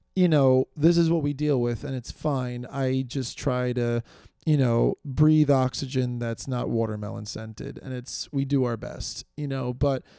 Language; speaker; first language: English; native; English